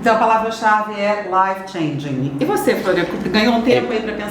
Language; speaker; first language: Portuguese; native; Portuguese